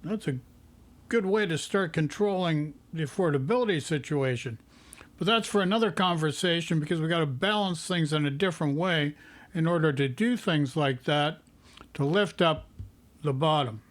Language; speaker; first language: English; native; English